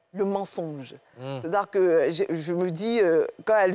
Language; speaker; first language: French; native; French